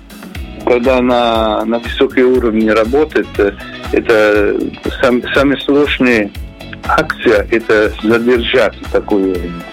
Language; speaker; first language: Russian; non-native, learner; Italian